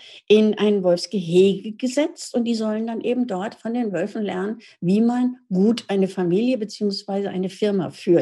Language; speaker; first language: German; native; German